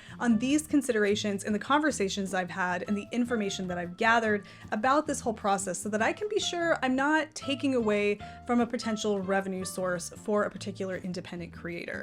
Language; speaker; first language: English; native; English